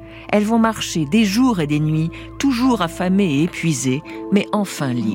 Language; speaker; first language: French; native; French